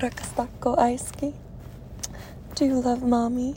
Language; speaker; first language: Finnish; non-native, learner; English